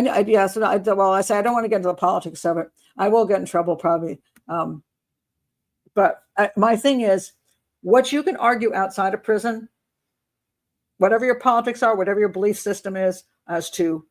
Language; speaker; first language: English; native; English